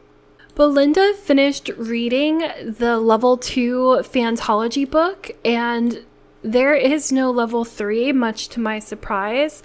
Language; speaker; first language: English; native; English